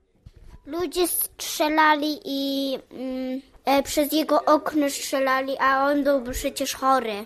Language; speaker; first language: Polish; early bilingual, heritage; English